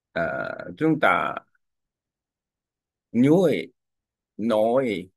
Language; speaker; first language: Vietnamese; non-native, learner; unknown